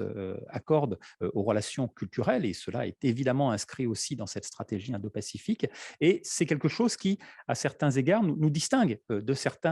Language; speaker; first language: French; native; French